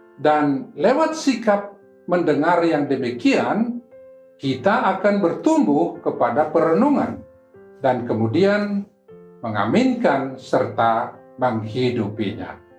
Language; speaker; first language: Malay; native; Malay